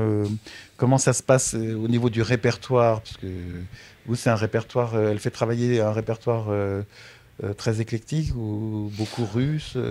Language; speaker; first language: French; native; French